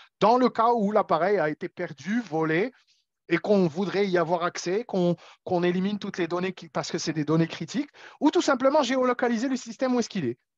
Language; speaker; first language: French; non-native, local second language; Arabic